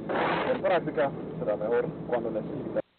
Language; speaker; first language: Spanish; non-native, fluent; English